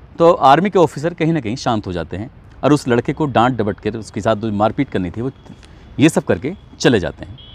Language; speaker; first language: Hindi; native; Hindi